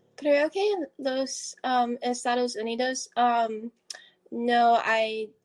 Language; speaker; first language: Spanish; non-native, learner; English